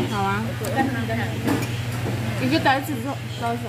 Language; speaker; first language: Chinese; non-native, learner; Filipino